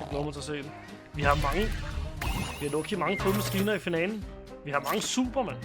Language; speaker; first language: Danish; native; Danish